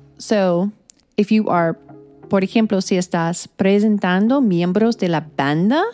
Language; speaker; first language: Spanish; non-native, fluent; English